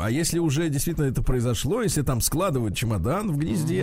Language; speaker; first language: Russian; native; Russian